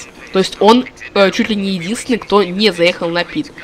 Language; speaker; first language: Russian; native; Russian